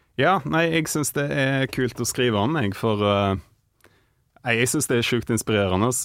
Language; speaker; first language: Norwegian; early bilingual, other home language; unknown